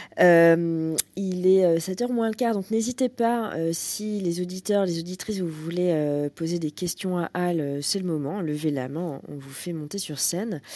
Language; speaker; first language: French; native; French